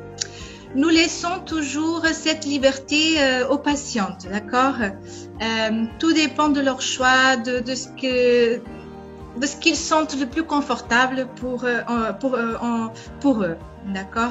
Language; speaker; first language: French; non-native, fluent; Portuguese